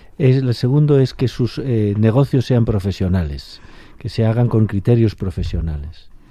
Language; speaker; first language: Spanish; native; Spanish